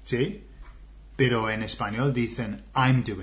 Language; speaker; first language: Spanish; non-native, fluent; English